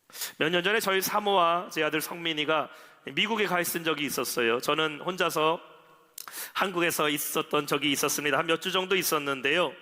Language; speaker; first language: Korean; native; Korean